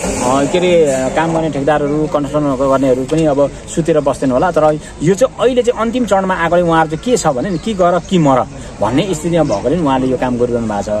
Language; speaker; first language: Nepali; native; Nepali